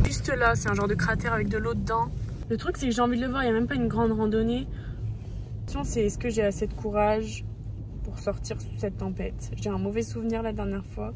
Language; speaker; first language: French; native; French